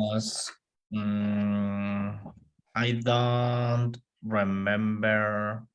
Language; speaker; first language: English; non-native, learner; Spanish